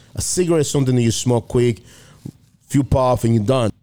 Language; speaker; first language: English; non-native, fluent; Spanish